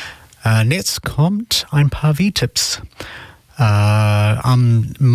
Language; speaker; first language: German; non-native, learner; English